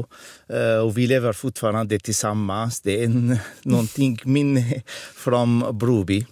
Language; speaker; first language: Swedish; non-native, fluent; Arabic